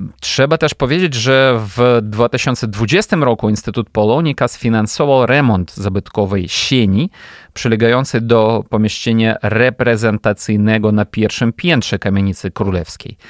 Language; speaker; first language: Polish; non-native, fluent; Ukrainian